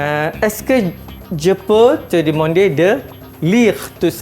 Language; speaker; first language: French; non-native, fluent; Malay